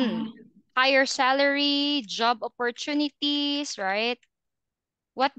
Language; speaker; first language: English; non-native, fluent; Filipino